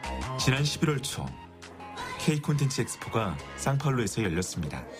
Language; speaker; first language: Korean; native; Korean